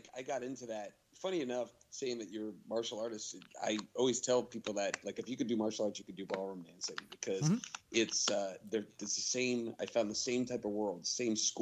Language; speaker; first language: English; native; English